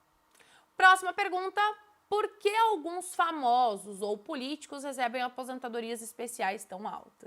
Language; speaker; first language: Portuguese; native; Portuguese